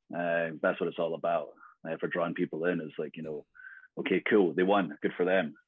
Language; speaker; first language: English; native; English